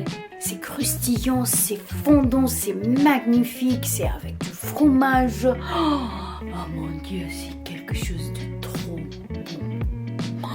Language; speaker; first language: French; non-native, fluent; English